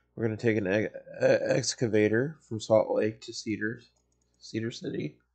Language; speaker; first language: English; native; English